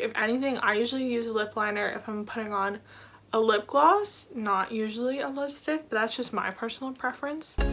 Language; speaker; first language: English; native; English